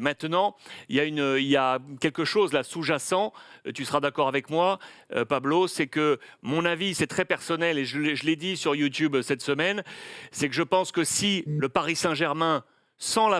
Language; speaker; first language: French; native; French